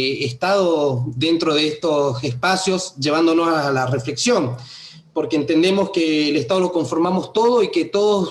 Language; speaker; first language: Spanish; native; Spanish